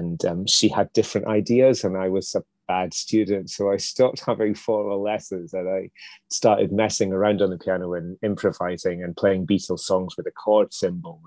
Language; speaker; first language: English; native; English